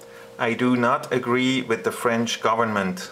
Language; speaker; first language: English; non-native, fluent; German